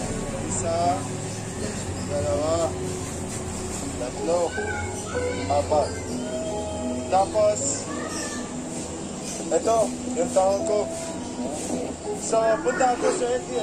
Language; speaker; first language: Filipino; non-native, learner; Arabic